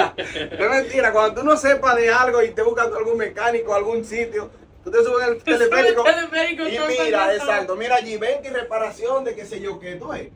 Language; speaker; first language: Spanish; native; Spanish